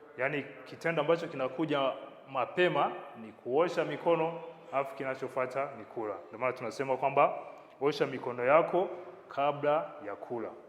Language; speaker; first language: Swahili; non-native, local second language; Kinyarwanda